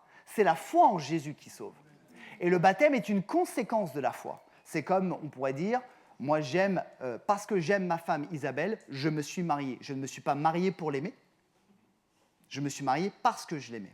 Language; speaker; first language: French; native; French